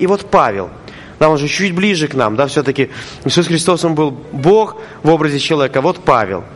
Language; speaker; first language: Russian; native; Russian